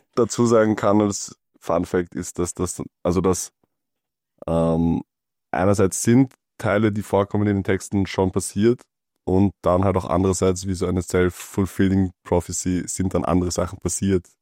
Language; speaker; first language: German; native; German